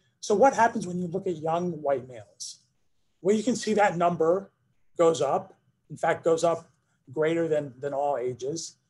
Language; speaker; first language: English; native; English